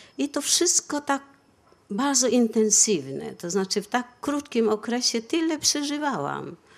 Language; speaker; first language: Polish; non-native, fluent; Vietnamese